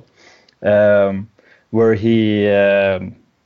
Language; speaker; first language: English; non-native, fluent; Swedish